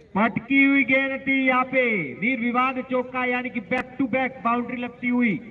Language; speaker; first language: Hindi; non-native, local second language; Gujarati